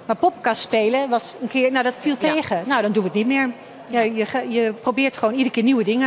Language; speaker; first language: Dutch; native; Dutch